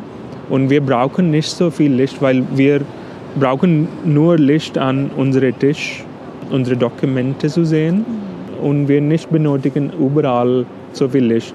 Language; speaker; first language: German; non-native, fluent; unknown